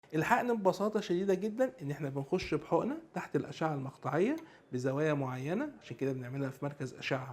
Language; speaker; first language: Arabic; native; Arabic